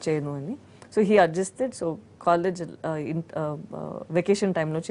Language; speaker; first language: Telugu; non-native, fluent; Tamil